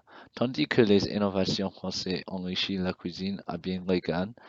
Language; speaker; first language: French; non-native, learner; English